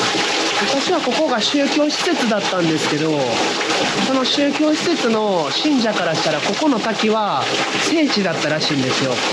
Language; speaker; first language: Japanese; native; Japanese